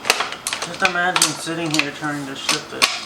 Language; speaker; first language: English; native; English